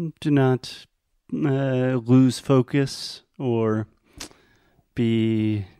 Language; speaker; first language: English; non-native, fluent; Portuguese